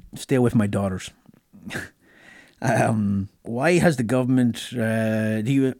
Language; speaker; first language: English; native; English